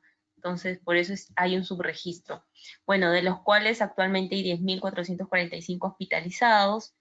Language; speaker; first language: Spanish; native; Spanish